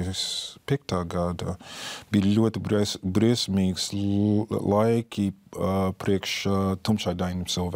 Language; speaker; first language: Latvian; non-native, fluent; English